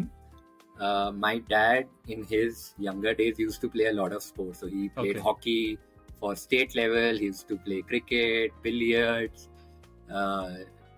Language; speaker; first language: English; non-native, local second language; Hindi